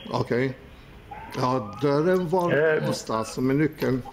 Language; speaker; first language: Swedish; non-native, fluent; Albanian